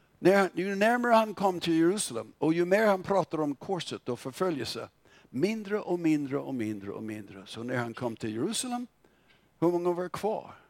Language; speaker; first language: Swedish; non-native, fluent; English